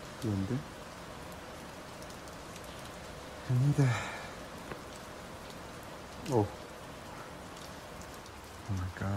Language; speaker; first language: Korean; non-native, learner; Chinese